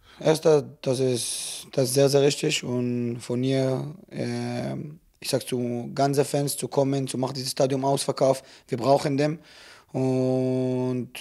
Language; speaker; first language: German; non-native, learner; Hebrew